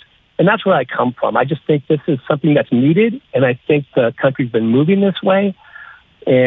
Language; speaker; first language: English; native; English